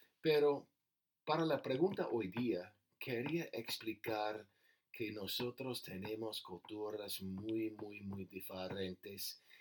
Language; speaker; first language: Spanish; non-native, learner; English